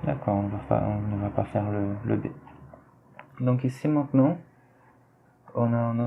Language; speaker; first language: French; non-native, fluent; Portuguese